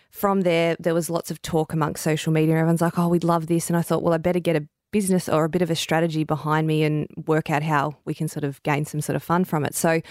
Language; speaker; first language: English; native; English